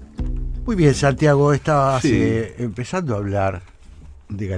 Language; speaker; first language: Spanish; native; Spanish